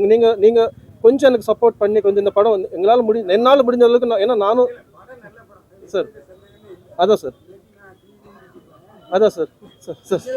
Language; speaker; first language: Tamil; non-native, fluent; Telugu